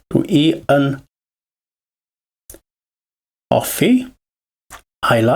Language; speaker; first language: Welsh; non-native, learner; English